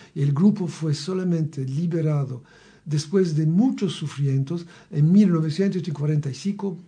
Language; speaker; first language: Spanish; non-native, fluent; French